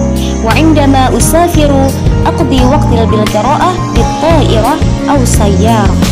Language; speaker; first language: Arabic; non-native, learner; Indonesian